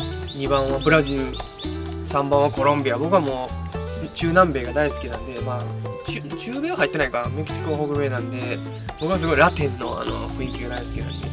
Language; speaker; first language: Japanese; native; Japanese